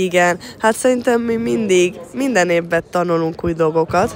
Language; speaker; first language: Hungarian; early bilingual, other home language; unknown